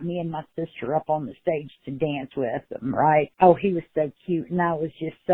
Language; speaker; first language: English; native; English